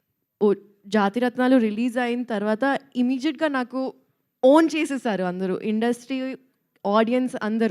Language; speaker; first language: Telugu; non-native, local second language; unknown